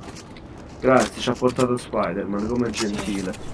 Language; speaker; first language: Italian; native; Italian